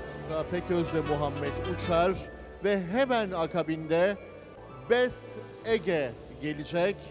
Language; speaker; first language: Turkish; native; Turkish